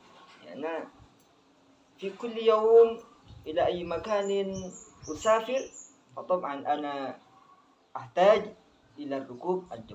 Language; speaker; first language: Arabic; non-native, learner; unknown